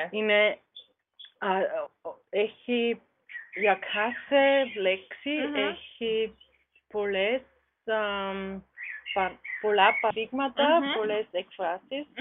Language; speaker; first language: Greek; non-native, learner; German